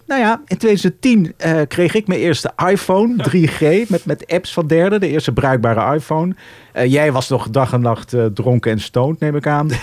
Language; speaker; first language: Dutch; native; Dutch